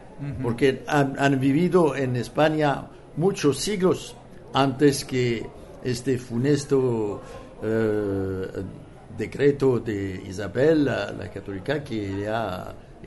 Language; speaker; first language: Spanish; non-native, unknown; French